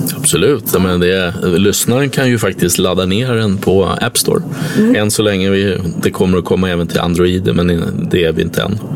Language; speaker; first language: Swedish; native; Swedish